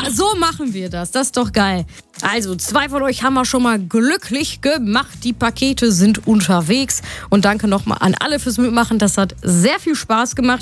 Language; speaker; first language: German; native; German